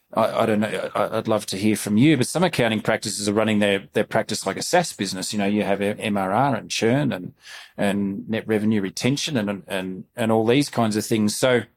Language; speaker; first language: English; native; English